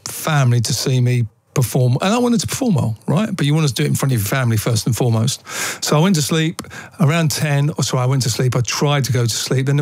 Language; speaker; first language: English; native; English